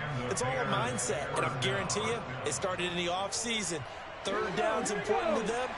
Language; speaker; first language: English; native; English